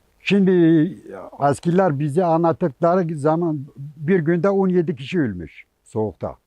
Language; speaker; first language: Turkish; native; Turkish